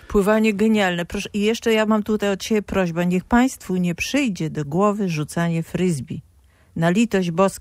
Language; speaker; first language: Polish; native; Polish